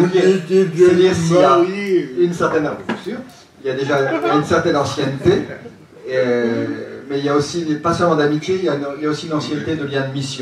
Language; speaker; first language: French; native; French